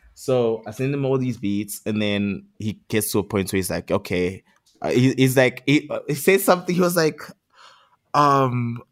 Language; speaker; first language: English; non-native, local second language; Zulu